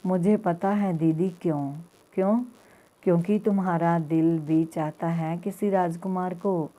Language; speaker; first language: Hindi; non-native, local second language; Punjabi